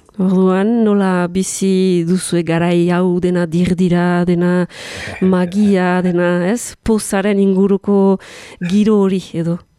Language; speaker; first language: Basque; native; Basque